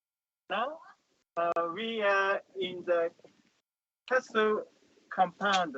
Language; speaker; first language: English; non-native, learner; Japanese